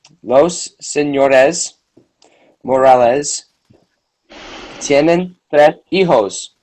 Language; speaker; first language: Spanish; non-native, learner; English